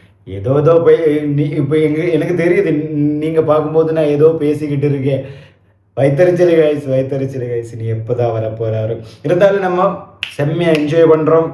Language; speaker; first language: Tamil; non-native, local second language; Malayalam